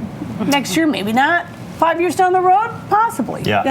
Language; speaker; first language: English; native; English